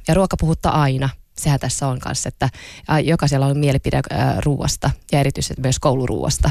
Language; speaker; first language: Finnish; non-native, local second language; Swedish